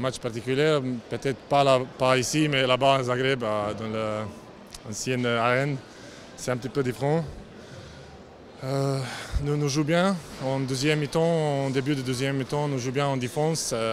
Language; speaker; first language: French; non-native, learner; Croatian